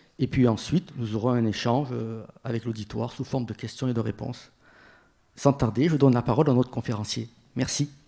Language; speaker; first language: French; native; French